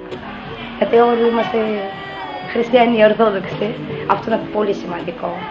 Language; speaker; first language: Greek; early bilingual, other home language; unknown